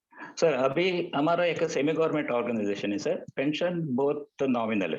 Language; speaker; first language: Hindi; non-native, local second language; Kannada